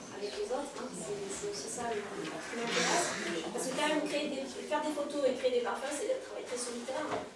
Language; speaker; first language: French; native; French